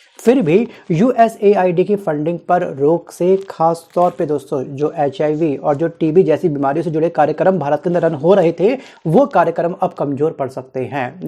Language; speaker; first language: Hindi; native; Hindi